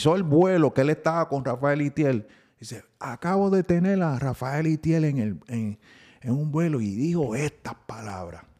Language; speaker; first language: Spanish; early bilingual, heritage; Spanish